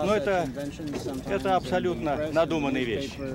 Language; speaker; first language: Russian; native; Russian